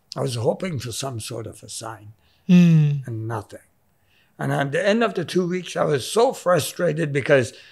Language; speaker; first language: English; non-native, local second language; Persian